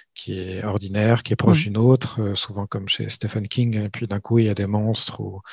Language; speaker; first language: French; native; French